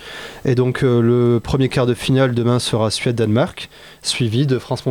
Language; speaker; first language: French; native; French